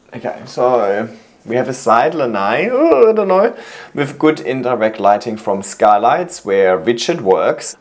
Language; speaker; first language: English; non-native, fluent; German